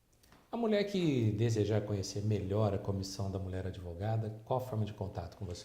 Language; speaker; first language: Portuguese; native; Portuguese